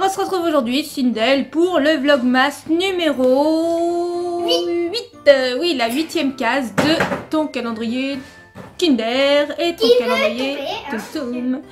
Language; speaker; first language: French; native; French